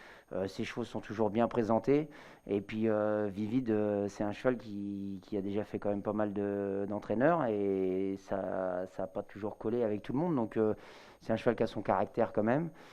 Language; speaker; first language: French; native; French